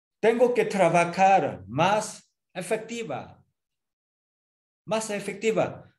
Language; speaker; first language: Spanish; non-native, learner; Korean